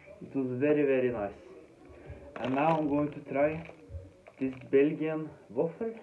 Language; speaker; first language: English; non-native, fluent; Danish